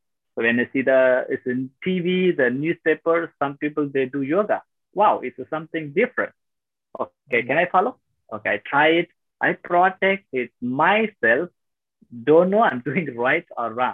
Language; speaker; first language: English; non-native, local second language; Tamil